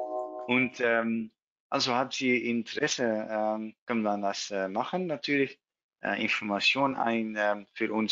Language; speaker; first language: German; non-native, learner; Dutch